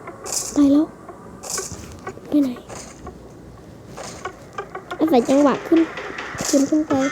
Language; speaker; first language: Thai; native; Thai